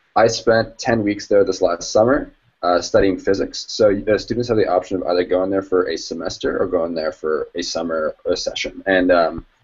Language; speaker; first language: English; native; English